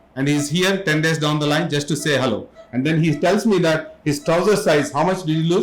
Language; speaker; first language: English; non-native, local second language; Telugu